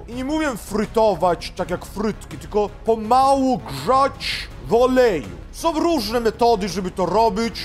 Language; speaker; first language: Polish; early bilingual, heritage; Polish